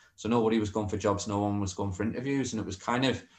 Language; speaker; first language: English; native; English